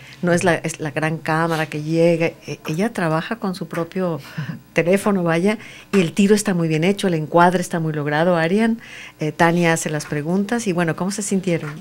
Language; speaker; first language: Spanish; native; Spanish